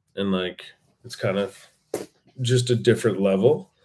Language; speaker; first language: English; native; English